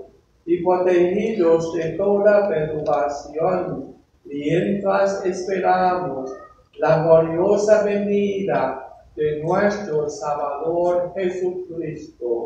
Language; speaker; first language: Spanish; non-native, learner; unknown